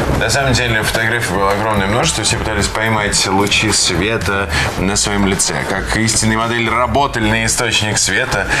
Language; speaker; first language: Russian; native; Russian